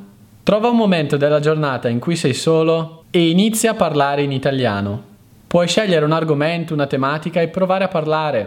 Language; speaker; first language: Italian; native; Italian